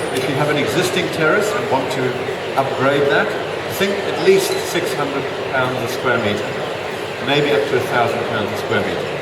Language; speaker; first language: English; native; English